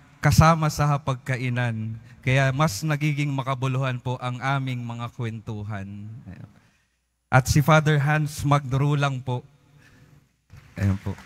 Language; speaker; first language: Filipino; native; Filipino